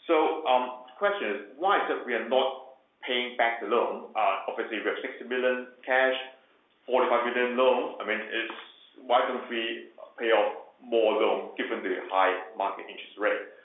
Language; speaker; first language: English; non-native, local second language; Chinese